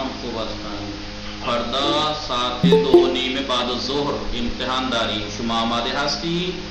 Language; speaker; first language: Persian; non-native, fluent; Urdu